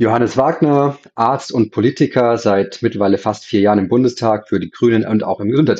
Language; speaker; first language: German; native; German